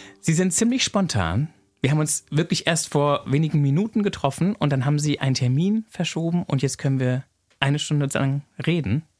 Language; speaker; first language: German; native; German